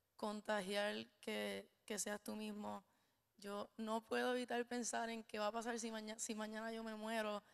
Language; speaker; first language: Spanish; native; Spanish